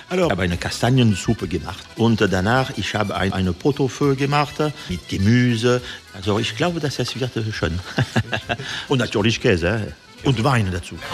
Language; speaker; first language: German; non-native, learner; French